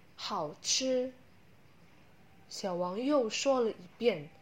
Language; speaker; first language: Chinese; non-native, learner; Indonesian